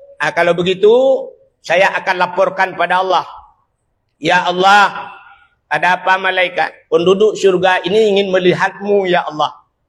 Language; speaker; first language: Malay; non-native, local second language; Achinese